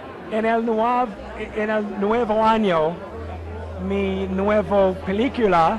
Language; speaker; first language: Spanish; non-native, learner; English